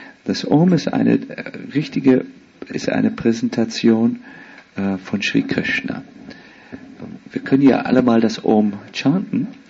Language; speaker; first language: German; native; German